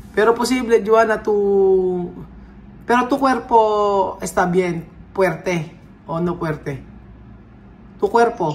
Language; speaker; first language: Spanish; non-native, learner; Filipino